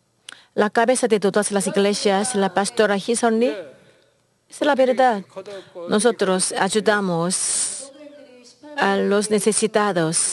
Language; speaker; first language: Spanish; non-native, learner; Korean